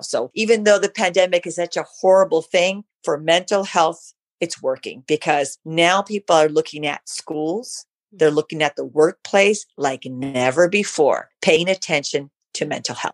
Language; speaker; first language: English; early bilingual, other home language; Spanish